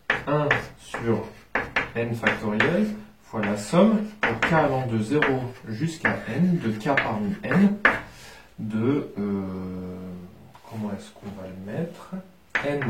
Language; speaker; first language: French; native; French